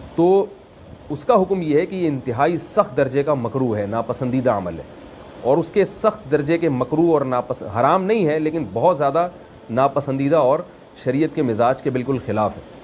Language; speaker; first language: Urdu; native; Urdu